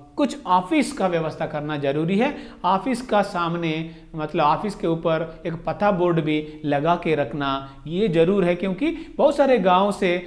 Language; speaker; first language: Hindi; non-native, local second language; Telugu